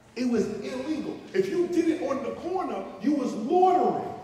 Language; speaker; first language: English; native; English